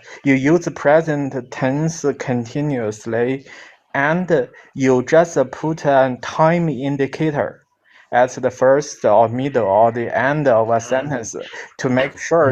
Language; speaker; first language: English; non-native, learner; Chinese